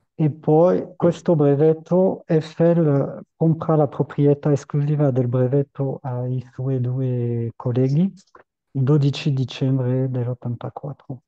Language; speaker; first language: Italian; non-native, fluent; French